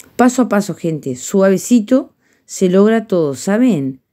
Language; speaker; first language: Spanish; native; Spanish